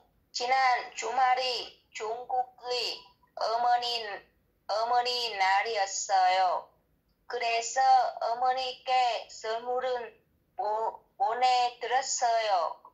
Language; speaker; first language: Korean; non-native, learner; Vietnamese